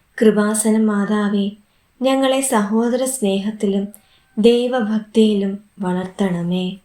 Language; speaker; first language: Malayalam; native; Malayalam